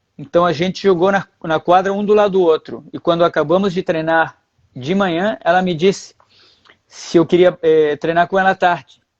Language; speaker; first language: Portuguese; early bilingual, other home language; Spanish